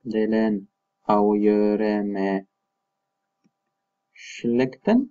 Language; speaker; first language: Norwegian; non-native, fluent; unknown